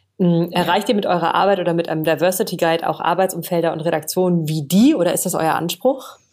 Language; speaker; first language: German; native; German